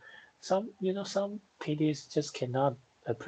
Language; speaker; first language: English; non-native, fluent; Chinese